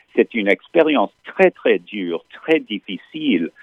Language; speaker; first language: French; non-native, fluent; English